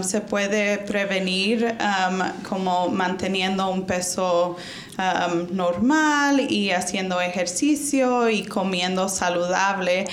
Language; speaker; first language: Spanish; early bilingual, heritage; Spanish